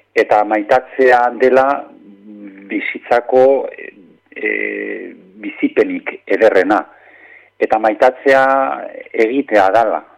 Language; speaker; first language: Basque; non-native, local second language; Spanish